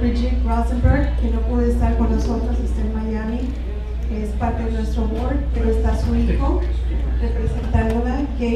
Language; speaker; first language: Spanish; early bilingual, heritage; Spanish